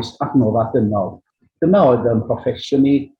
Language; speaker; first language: Welsh; native; Welsh